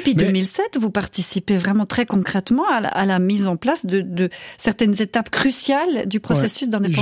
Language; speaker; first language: French; native; French